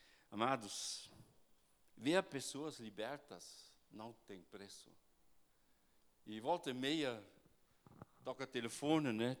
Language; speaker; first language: Portuguese; non-native, fluent; German